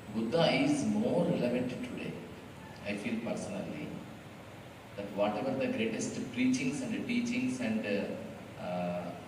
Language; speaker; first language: English; non-native, local second language; Telugu